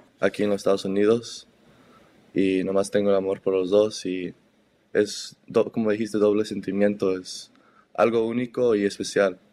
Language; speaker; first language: Spanish; early bilingual, heritage; Spanish